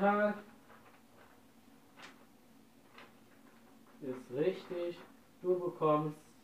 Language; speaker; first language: German; non-native, learner; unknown